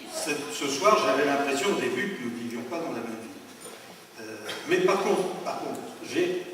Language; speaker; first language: French; native; French